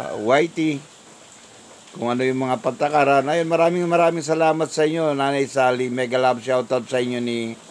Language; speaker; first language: Filipino; non-native, local second language; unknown